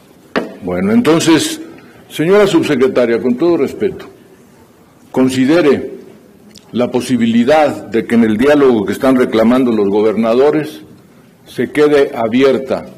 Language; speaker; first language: Spanish; native; Spanish